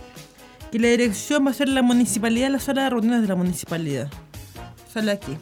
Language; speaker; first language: Spanish; native; Spanish